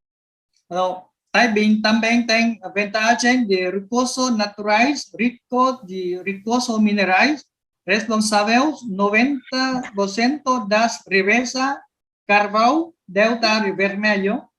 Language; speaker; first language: Portuguese; non-native, learner; Vietnamese